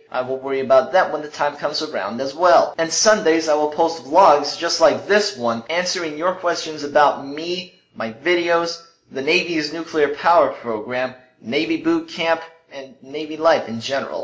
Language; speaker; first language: English; early bilingual, other home language; Russian